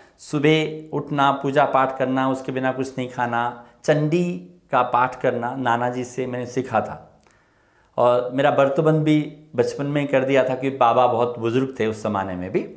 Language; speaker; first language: Hindi; early bilingual, other home language; Nepali